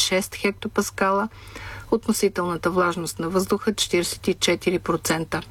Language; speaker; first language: Bulgarian; native; Bulgarian